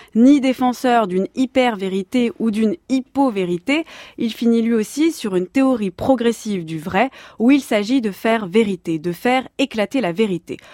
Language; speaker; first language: French; native; French